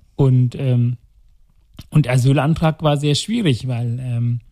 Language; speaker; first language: German; non-native, local second language; Tamil